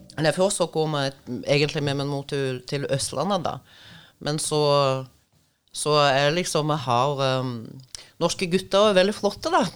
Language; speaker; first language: Norwegian; non-native, fluent; Russian